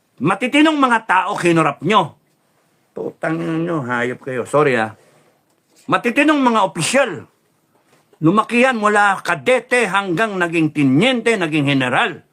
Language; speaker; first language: Filipino; native; Filipino